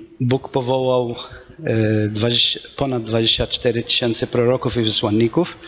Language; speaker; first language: Polish; non-native, fluent; Arabic